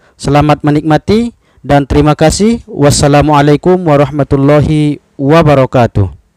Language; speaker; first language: Indonesian; native; Indonesian